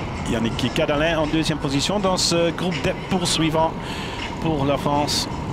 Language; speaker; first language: French; non-native, fluent; Dutch